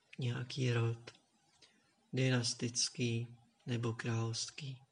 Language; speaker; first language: Czech; native; Czech